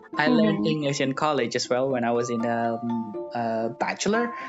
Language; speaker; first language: English; non-native, fluent; Indonesian